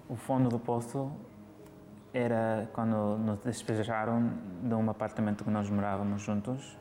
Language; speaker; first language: Portuguese; early bilingual, heritage; Portuguese